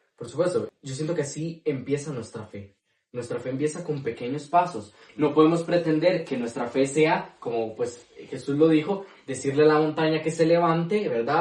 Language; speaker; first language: Spanish; native; Spanish